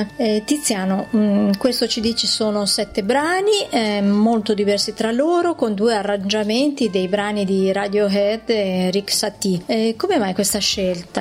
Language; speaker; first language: Italian; native; Italian